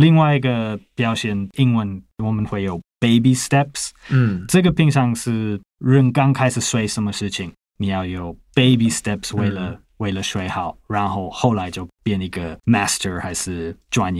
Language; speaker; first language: Chinese; non-native, fluent; English